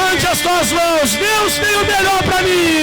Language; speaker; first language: Portuguese; native; Portuguese